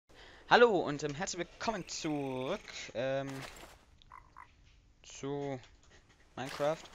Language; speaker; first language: German; native; German